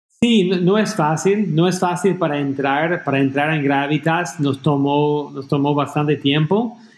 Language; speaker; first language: Spanish; non-native, fluent; English